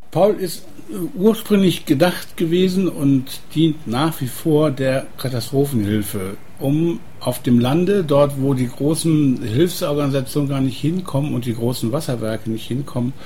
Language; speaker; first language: German; native; German